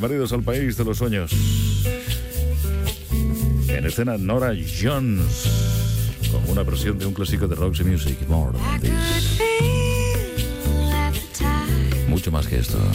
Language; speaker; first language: Spanish; native; Spanish